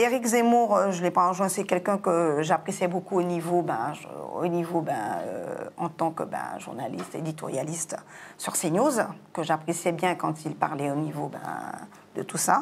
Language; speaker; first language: French; non-native, local second language; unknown